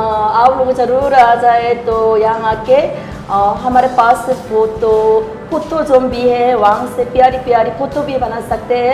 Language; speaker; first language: Hindi; non-native, learner; Korean